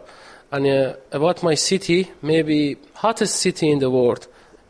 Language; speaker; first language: English; non-native, learner; Persian